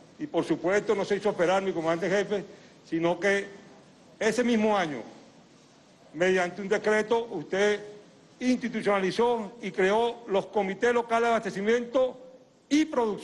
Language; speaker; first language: Spanish; native; Spanish